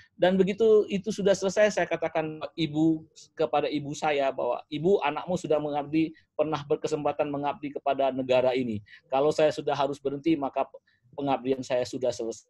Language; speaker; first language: Indonesian; native; Indonesian